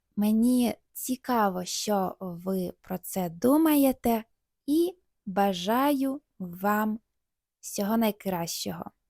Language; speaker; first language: Ukrainian; native; Ukrainian